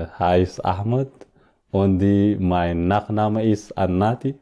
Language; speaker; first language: German; non-native, learner; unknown